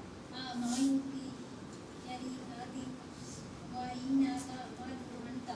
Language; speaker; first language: Arabic; non-native, learner; Urdu